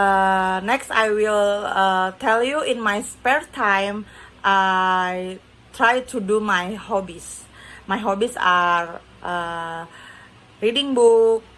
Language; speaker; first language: English; non-native, learner; Indonesian